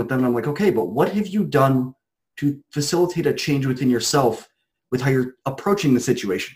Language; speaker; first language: English; native; English